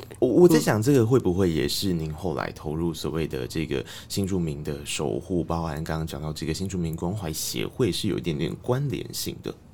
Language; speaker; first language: Chinese; native; Chinese